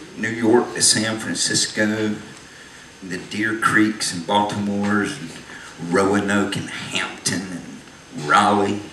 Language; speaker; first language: English; native; English